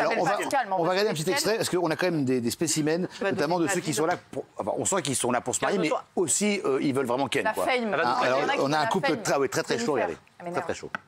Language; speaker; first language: French; native; French